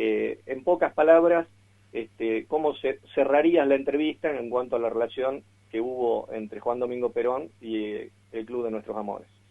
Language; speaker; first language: Spanish; native; Spanish